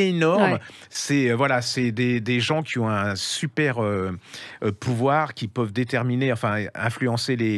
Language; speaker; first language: French; native; French